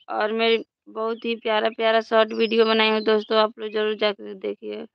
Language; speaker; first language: Hindi; native; Hindi